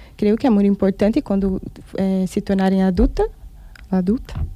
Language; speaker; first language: Spanish; non-native, fluent; Portuguese